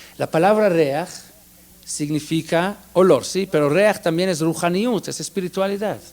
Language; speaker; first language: Spanish; non-native, fluent; Hebrew